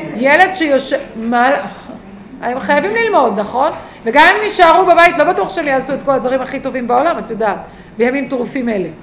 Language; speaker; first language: Hebrew; native; Hebrew